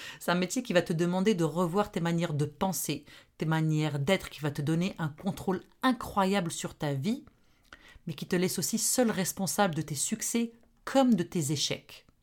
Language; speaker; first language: French; non-native, local second language; Arabic